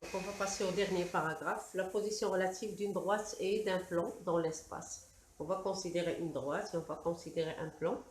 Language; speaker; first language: French; non-native, local second language; Arabic